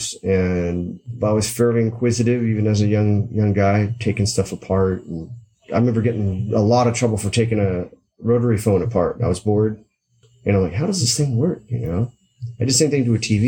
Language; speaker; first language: English; native; English